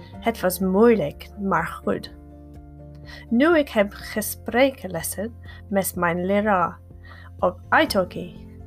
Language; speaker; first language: Dutch; non-native, learner; English